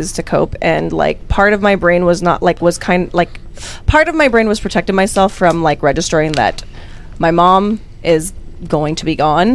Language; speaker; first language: English; non-native, local second language; Filipino